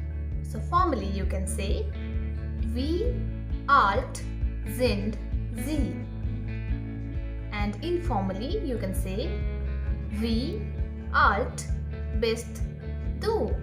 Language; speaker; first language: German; non-native, fluent; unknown